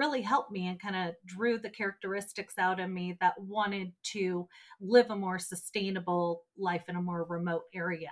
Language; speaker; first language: English; native; English